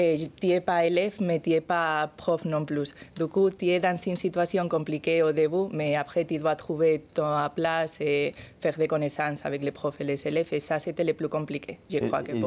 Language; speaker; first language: French; non-native, learner; Spanish